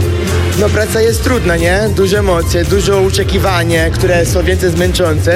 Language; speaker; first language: Polish; non-native, learner; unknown